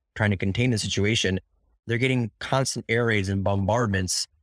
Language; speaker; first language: English; early bilingual, other home language; Russian